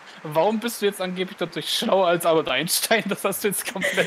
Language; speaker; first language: German; native; German